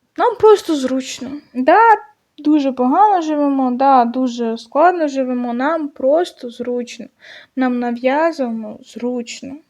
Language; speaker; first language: Ukrainian; non-native, local second language; Russian